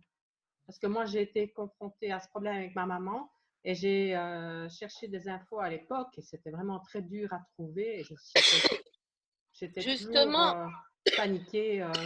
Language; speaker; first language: French; non-native, fluent; Portuguese